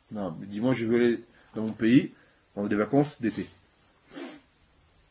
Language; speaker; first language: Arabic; non-native, fluent; French